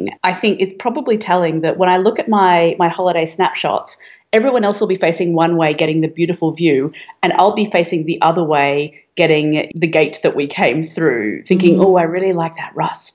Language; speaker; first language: English; native; English